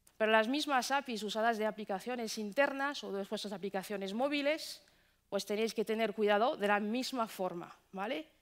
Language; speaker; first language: Spanish; non-native, fluent; French